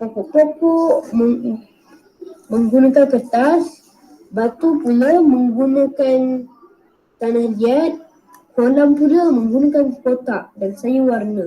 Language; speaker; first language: Malay; native; Malay